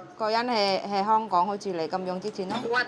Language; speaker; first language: Cantonese; non-native, learner; Javanese